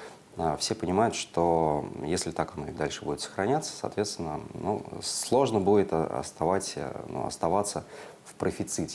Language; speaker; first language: Russian; native; Russian